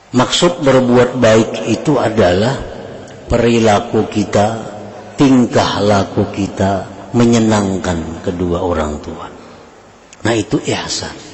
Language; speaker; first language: Indonesian; native; Indonesian